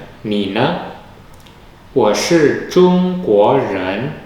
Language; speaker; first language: Chinese; non-native, fluent; Indonesian